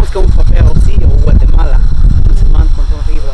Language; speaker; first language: French; non-native, learner; Spanish